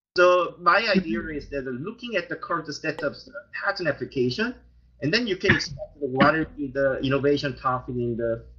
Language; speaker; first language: English; non-native, fluent; Korean